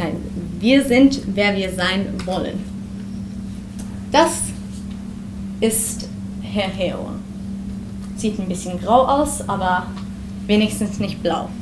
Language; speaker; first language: German; early bilingual, heritage; German